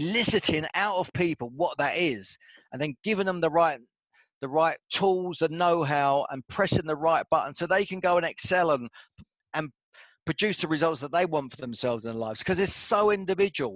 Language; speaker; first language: English; native; English